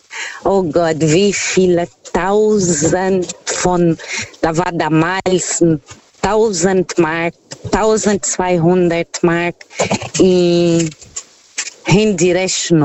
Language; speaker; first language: German; non-native, fluent; Portuguese